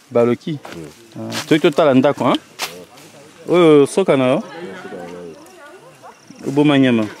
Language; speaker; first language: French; non-native, local second language; Lingala